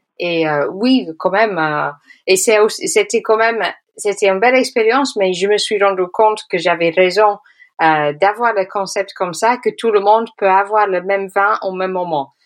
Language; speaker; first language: French; non-native, fluent; English